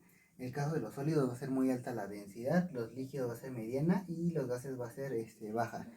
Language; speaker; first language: Spanish; native; Spanish